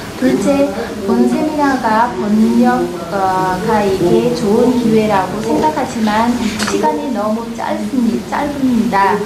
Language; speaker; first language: Korean; non-native, fluent; Vietnamese